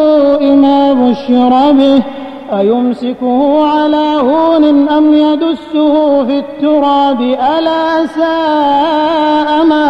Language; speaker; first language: Arabic; native; Arabic